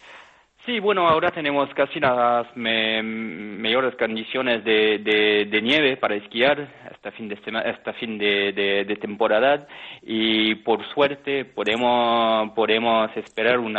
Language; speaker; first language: Spanish; non-native, fluent; French